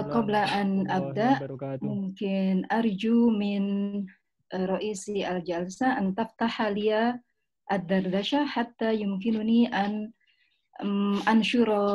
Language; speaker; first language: Arabic; non-native, fluent; Indonesian